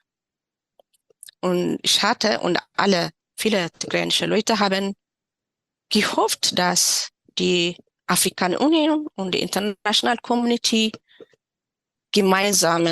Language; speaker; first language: German; non-native, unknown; Tigrinya